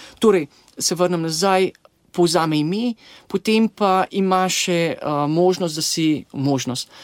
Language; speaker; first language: Slovenian; native; Slovenian